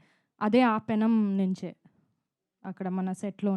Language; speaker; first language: Telugu; non-native, fluent; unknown